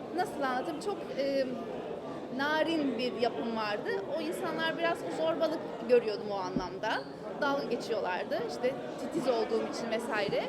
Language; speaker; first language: Turkish; early bilingual, other home language; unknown